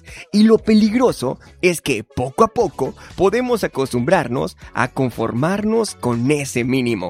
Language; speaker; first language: Spanish; native; Spanish